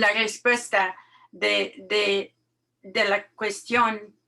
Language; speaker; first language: Spanish; non-native, learner; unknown